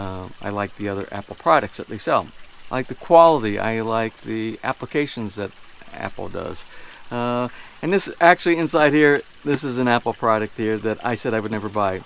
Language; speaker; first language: English; native; English